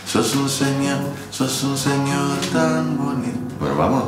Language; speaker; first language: Spanish; early bilingual, heritage; Spanish